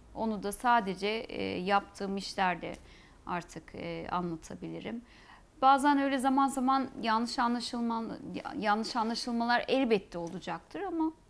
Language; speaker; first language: Turkish; early bilingual, heritage; Turkish